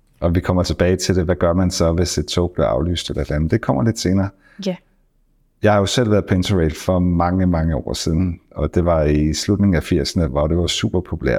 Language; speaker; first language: Danish; native; Danish